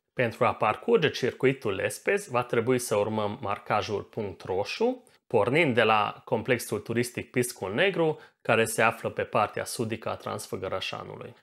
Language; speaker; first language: Romanian; non-native, local second language; Hungarian